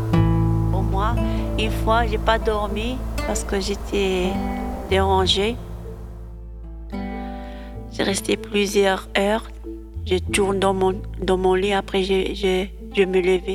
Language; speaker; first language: French; non-native, learner; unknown